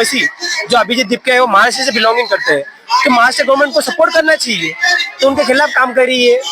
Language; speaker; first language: Hindi; non-native, local second language; Tamil